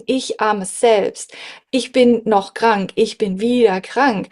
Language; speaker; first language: German; native; German